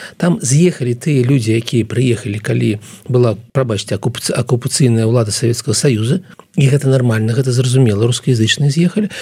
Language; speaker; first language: Belarusian; non-native, local second language; Russian